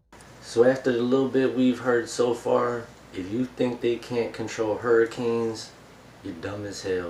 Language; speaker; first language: English; native; English